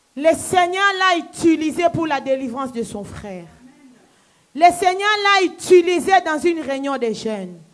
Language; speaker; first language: French; non-native, local second language; Lingala